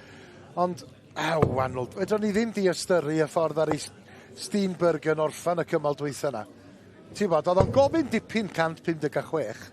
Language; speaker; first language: Welsh; native; Welsh